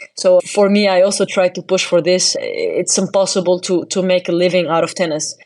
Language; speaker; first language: English; non-native, fluent; Arabic